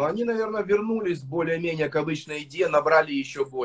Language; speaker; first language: Russian; native; Russian